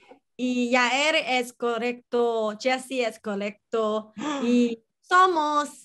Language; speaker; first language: Spanish; non-native, learner; Chinese